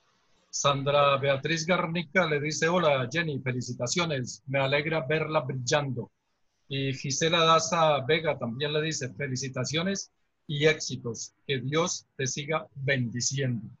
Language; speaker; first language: Spanish; native; Spanish